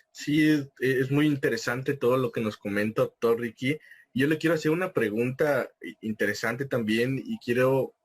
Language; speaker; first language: Spanish; native; Spanish